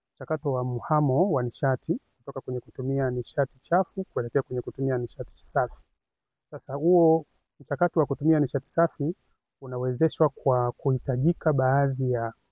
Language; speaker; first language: Swahili; native; Swahili